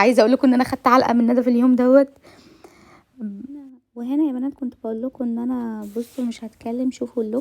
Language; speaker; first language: Arabic; native; Arabic